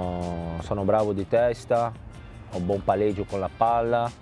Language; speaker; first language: Italian; non-native, fluent; Portuguese